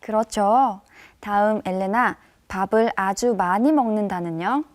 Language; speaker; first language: Korean; native; Korean